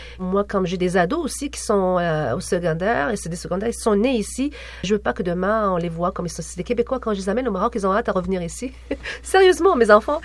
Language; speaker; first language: French; non-native, local second language; Arabic